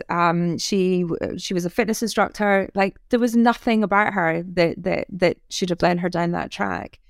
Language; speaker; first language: English; native; English